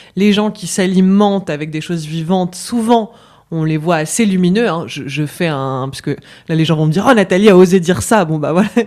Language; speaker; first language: French; native; French